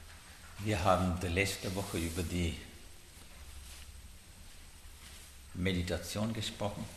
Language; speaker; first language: German; non-native, learner; Sinhala